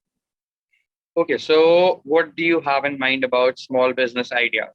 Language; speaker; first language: English; non-native, local second language; Hindi